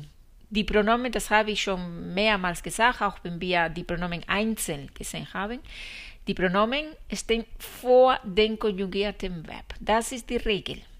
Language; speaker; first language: German; non-native, fluent; Spanish